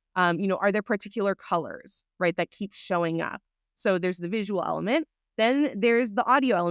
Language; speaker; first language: English; native; English